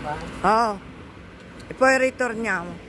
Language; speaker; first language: Italian; non-native, learner; Filipino